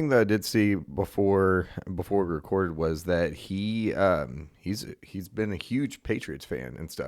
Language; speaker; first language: English; native; English